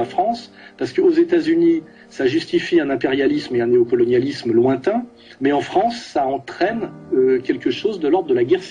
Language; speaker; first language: French; native; French